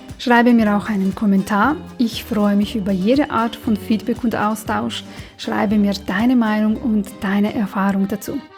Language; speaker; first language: German; non-native, fluent; Serbian